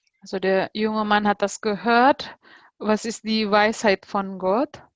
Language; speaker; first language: German; non-native, fluent; Indonesian